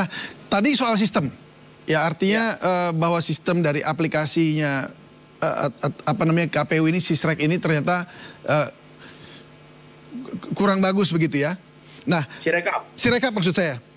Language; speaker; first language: Indonesian; native; Indonesian